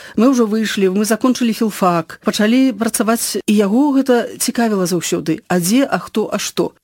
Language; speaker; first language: Belarusian; native; Belarusian